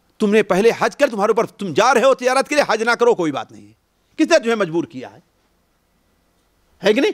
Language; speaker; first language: Urdu; native; Urdu